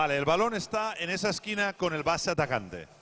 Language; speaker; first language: Spanish; native; Spanish